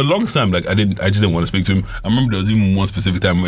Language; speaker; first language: English; non-native, local second language; Yoruba